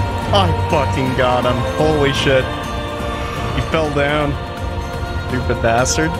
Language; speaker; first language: English; native; English